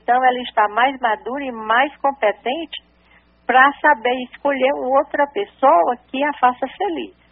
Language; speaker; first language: Portuguese; native; Portuguese